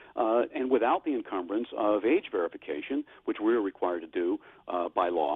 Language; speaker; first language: English; native; English